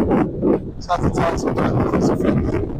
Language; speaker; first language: English; native; English